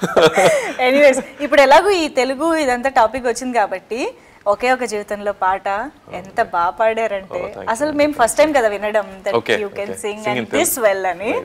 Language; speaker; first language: Telugu; native; Telugu